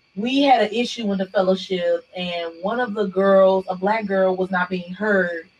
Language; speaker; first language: English; native; English